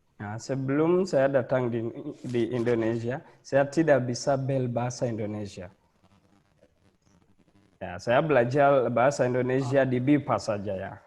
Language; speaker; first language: Indonesian; non-native, learner; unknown